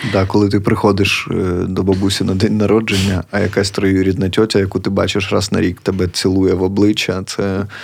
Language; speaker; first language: Ukrainian; native; Ukrainian